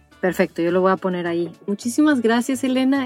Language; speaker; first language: Spanish; native; Spanish